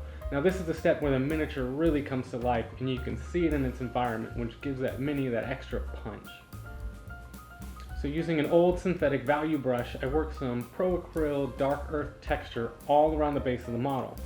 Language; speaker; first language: English; native; English